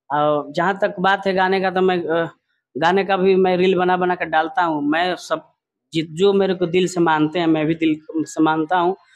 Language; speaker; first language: Hindi; non-native, local second language; Bhojpuri